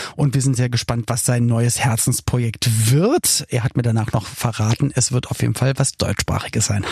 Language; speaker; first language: German; non-native, fluent; English